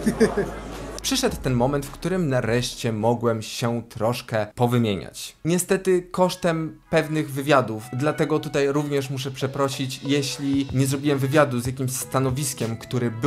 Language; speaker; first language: Polish; native; Polish